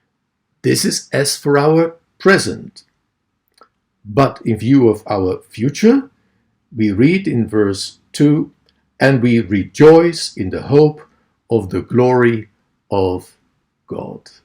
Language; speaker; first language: English; non-native, fluent; Dutch